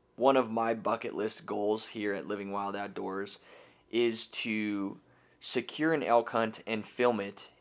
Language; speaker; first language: English; native; English